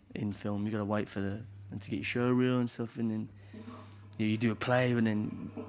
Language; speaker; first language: English; native; English